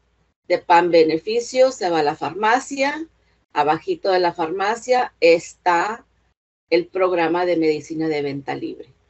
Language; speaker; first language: Spanish; early bilingual, heritage; Spanish